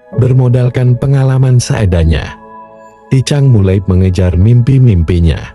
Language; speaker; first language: Indonesian; native; Indonesian